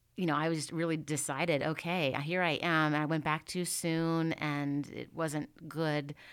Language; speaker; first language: English; native; English